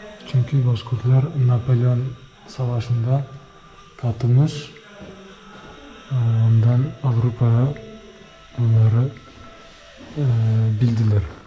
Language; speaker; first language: Turkish; non-native, learner; Bashkir